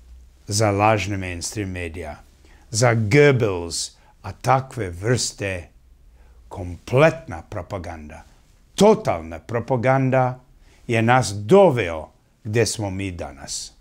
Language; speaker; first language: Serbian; early bilingual, heritage; English